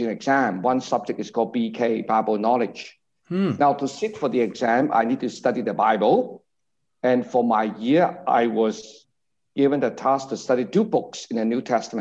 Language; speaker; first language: English; non-native, local second language; Cantonese